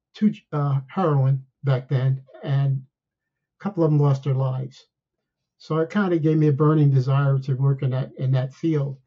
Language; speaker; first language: English; native; English